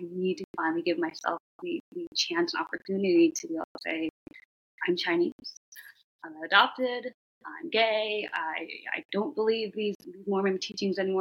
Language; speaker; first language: English; native; English